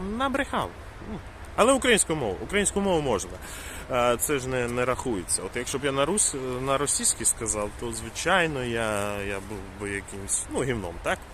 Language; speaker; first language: Ukrainian; non-native, local second language; Russian